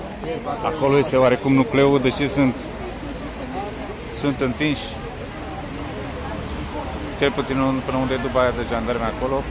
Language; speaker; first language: Romanian; native; Romanian